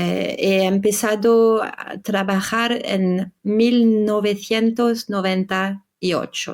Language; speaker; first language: Spanish; non-native, fluent; French